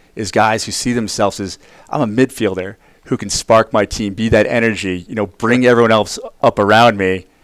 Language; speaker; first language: English; native; English